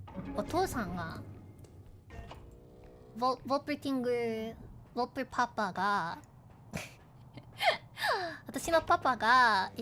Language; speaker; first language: Japanese; non-native, learner; English